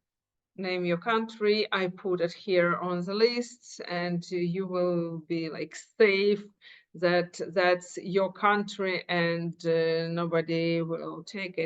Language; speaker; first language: English; non-native, fluent; Ukrainian